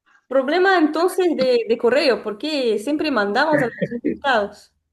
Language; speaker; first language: Spanish; non-native, fluent; Portuguese